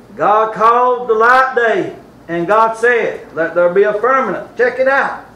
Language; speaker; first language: English; native; English